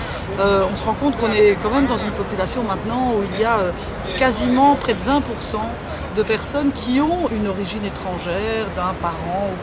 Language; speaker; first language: French; native; French